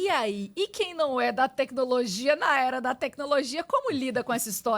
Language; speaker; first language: Portuguese; native; Portuguese